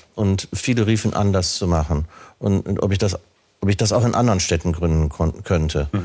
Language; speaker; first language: German; native; German